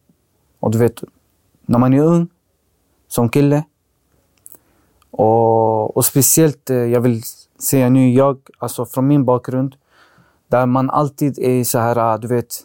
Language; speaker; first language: Swedish; early bilingual, other home language; Arabic